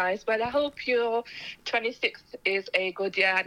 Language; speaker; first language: English; native; English